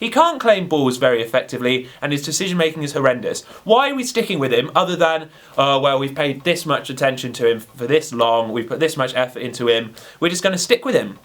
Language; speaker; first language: English; native; English